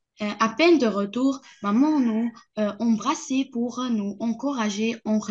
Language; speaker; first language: French; non-native, learner; Arabic